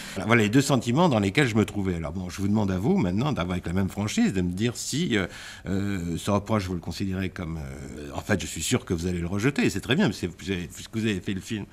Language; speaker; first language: French; native; French